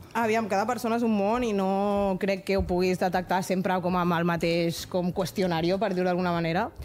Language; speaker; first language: Catalan; non-native, local second language; Spanish